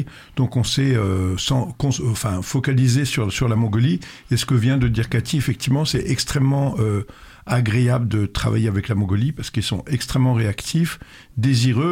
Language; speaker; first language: French; native; French